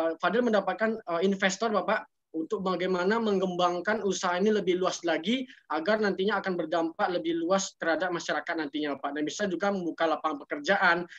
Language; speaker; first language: Indonesian; native; Indonesian